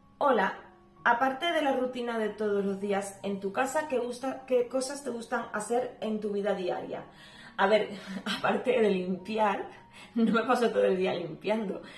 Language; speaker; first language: Spanish; native; Spanish